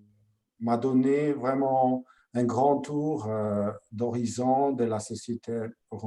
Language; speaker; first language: French; non-native, fluent; Polish